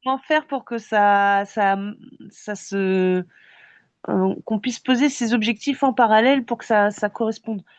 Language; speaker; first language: French; native; French